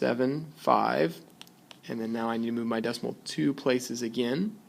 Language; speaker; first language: English; native; English